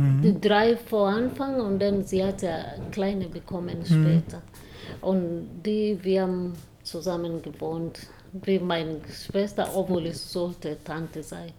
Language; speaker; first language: German; non-native, learner; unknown